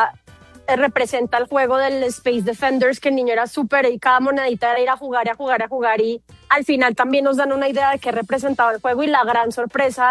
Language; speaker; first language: Spanish; native; Spanish